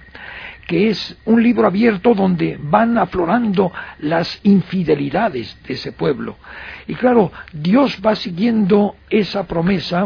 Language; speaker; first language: Spanish; native; Spanish